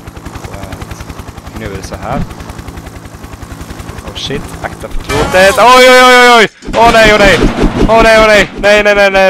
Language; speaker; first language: Swedish; native; Swedish